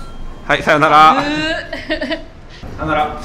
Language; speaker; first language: Japanese; native; Japanese